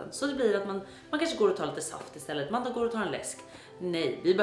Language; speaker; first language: Swedish; native; Swedish